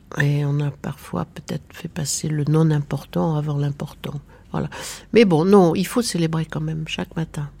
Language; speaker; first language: French; native; French